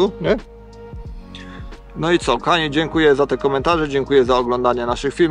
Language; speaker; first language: Polish; native; Polish